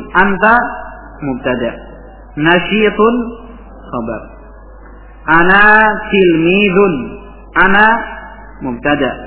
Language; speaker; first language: Arabic; non-native, fluent; Indonesian